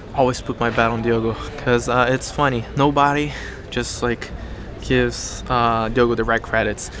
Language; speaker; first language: English; non-native, fluent; Portuguese